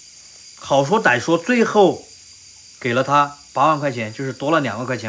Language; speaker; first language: Chinese; native; Chinese